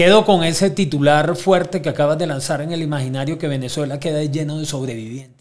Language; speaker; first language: Spanish; native; Spanish